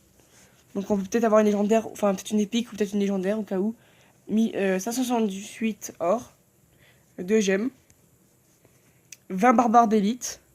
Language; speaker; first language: French; native; French